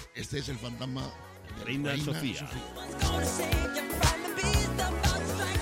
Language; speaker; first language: Spanish; native; Spanish